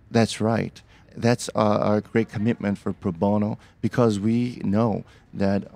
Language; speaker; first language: English; early bilingual, other home language; Korean